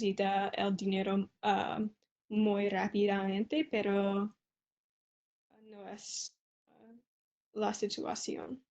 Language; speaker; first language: Spanish; non-native, learner; English